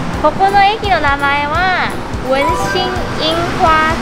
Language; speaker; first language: Japanese; non-native, fluent; Chinese